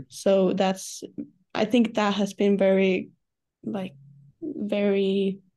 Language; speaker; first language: English; non-native, fluent; Swedish